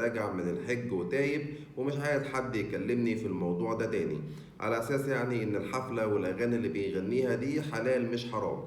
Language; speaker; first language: Arabic; native; Arabic